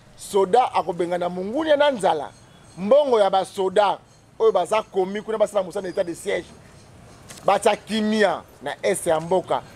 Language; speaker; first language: Lingala; native; Lingala